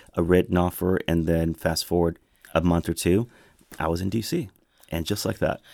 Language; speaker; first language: English; early bilingual, other home language; Spanish